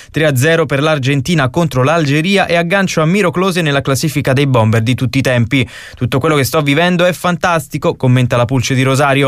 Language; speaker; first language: Italian; native; Italian